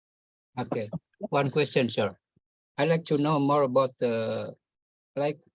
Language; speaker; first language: English; non-native, learner; Indonesian